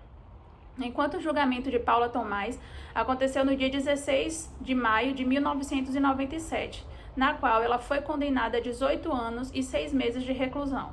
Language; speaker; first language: Portuguese; native; Portuguese